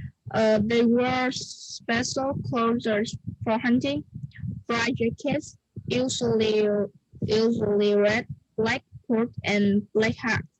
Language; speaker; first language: English; non-native, learner; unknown